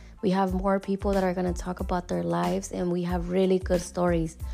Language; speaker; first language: English; early bilingual, other home language; Spanish